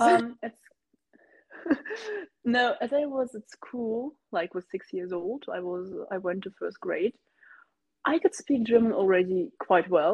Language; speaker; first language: English; non-native, fluent; German